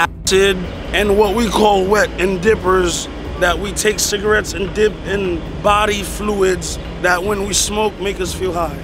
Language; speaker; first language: English; native; English